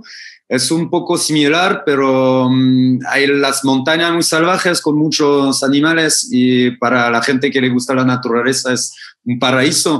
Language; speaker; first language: Spanish; non-native, fluent; French